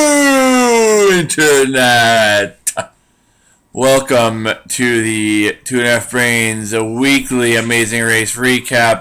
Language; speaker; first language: English; native; English